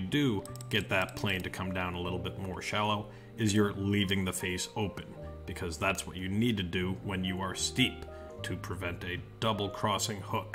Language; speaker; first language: English; native; English